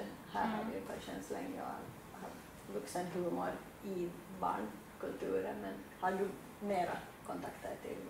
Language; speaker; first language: Swedish; native; Swedish